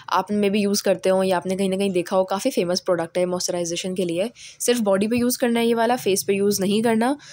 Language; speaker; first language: Urdu; native; Urdu